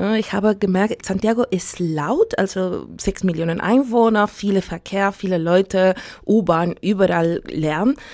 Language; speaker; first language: German; non-native, fluent; Spanish